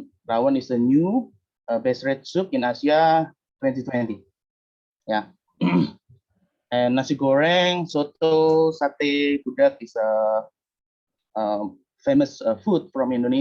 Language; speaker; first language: English; non-native, learner; Indonesian